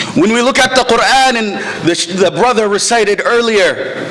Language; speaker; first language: English; native; English